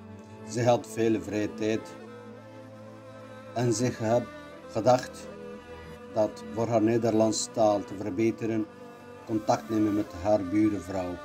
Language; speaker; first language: Dutch; non-native, learner; Kurdish